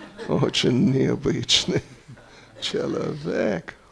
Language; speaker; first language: Russian; non-native, learner; English